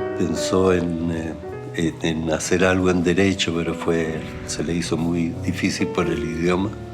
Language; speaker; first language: Spanish; early bilingual, other home language; German